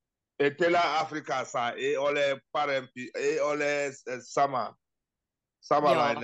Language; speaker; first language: Finnish; non-native, learner; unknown